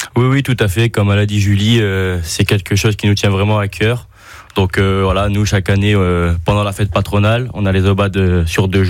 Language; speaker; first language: French; native; French